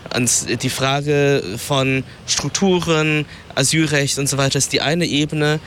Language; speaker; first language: German; early bilingual, other home language; Vietnamese